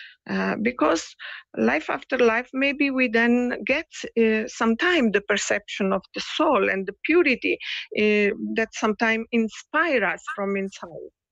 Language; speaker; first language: English; non-native, fluent; Italian